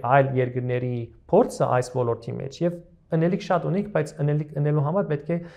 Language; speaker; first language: Armenian; early bilingual, heritage; Armenian